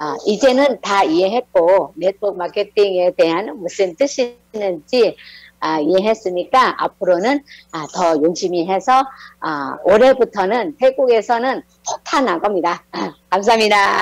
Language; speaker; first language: Korean; non-native, learner; Thai